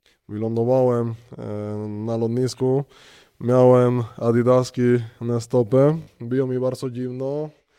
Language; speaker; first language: Polish; non-native, learner; Spanish